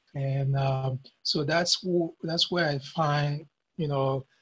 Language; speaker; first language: English; non-native, fluent; Haitian Creole